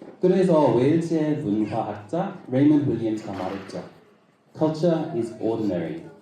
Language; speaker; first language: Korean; non-native, fluent; English